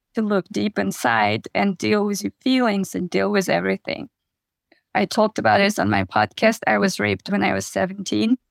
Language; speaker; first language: English; non-native, fluent; Russian